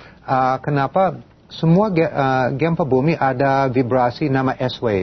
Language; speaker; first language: Indonesian; non-native, fluent; English